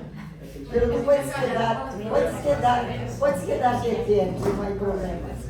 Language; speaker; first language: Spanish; non-native, learner; Portuguese